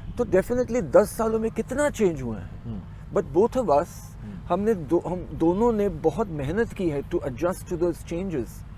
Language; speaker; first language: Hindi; non-native, local second language; Marathi